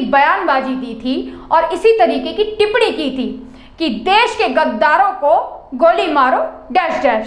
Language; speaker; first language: Hindi; native; Hindi